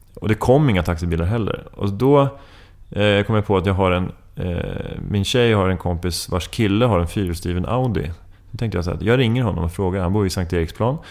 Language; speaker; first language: Swedish; native; Swedish